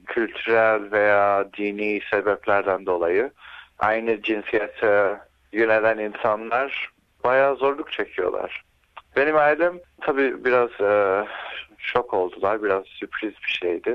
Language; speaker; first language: Turkish; early bilingual, heritage; Turkish